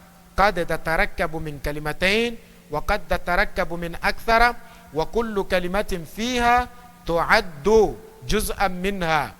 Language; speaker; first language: Arabic; non-native, fluent; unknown